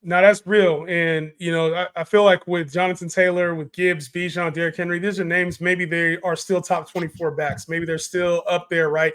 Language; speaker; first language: English; native; English